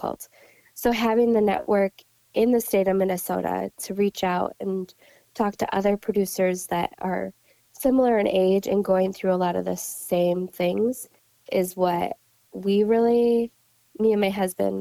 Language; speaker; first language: English; native; English